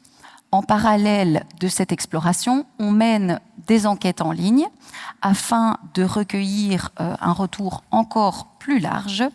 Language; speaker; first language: French; native; French